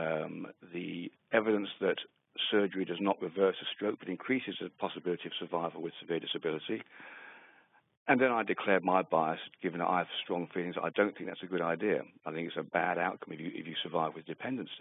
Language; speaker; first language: English; native; English